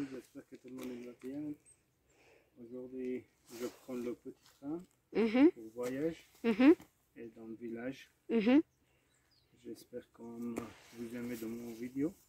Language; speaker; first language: French; non-native, learner; Persian